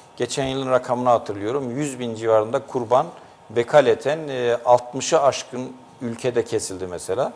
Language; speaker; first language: Turkish; native; Turkish